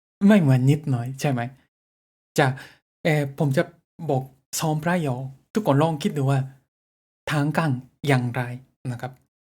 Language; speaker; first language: Thai; non-native, fluent; Japanese